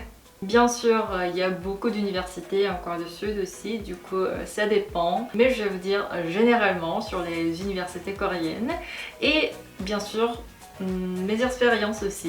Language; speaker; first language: French; non-native, fluent; Korean